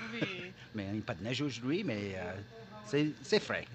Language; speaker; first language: French; non-native, local second language; English